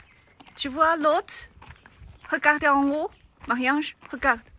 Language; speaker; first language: French; non-native, fluent; Chinese